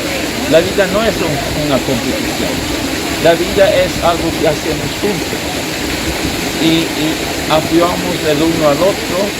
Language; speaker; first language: Spanish; non-native, fluent; Swedish